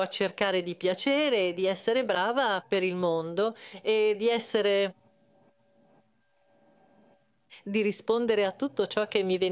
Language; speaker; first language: Italian; non-native, fluent; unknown